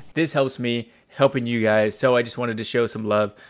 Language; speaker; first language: English; native; English